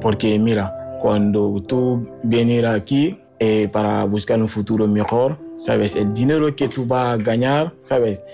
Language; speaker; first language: Spanish; non-native, learner; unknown